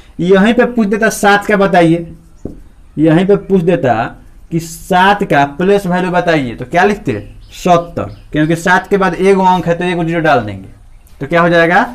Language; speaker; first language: Hindi; native; Hindi